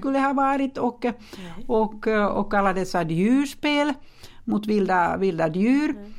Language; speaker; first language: Swedish; non-native, fluent; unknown